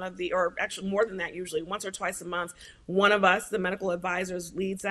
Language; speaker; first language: English; native; English